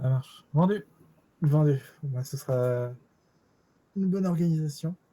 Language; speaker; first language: French; native; French